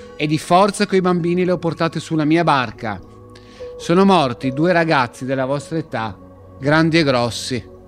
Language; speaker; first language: Italian; native; Italian